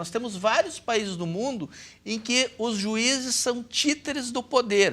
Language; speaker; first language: Portuguese; native; Portuguese